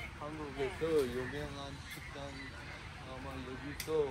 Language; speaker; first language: Korean; non-native, learner; Urdu